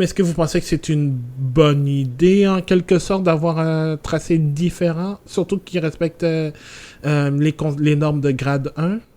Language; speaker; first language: French; native; French